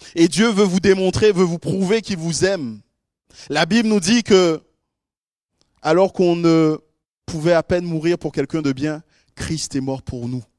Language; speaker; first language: French; native; French